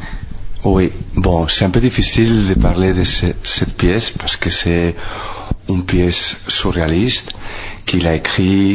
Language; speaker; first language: French; non-native, fluent; Spanish